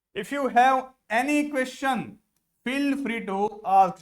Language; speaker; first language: English; non-native, local second language; Gujarati